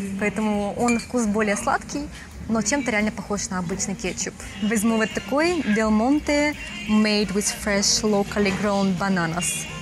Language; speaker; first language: Russian; native; Russian